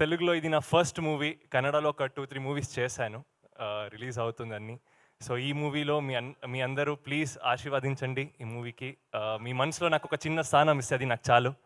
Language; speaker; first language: Telugu; non-native, learner; Kannada